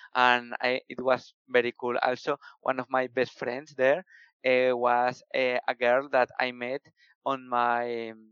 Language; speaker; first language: English; non-native, fluent; Spanish